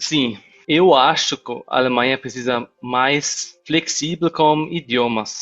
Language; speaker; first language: Portuguese; non-native, fluent; German